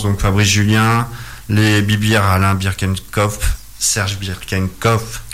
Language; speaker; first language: French; native; French